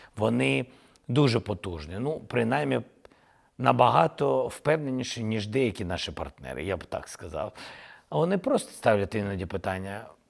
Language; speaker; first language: Ukrainian; non-native, local second language; Russian